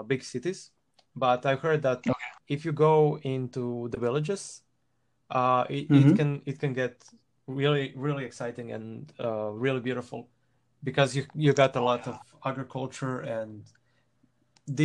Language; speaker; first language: English; non-native, fluent; Croatian